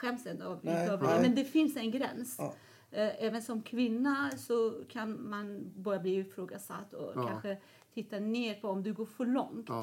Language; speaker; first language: Swedish; non-native, fluent; Persian